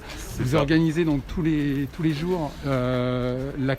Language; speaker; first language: French; native; French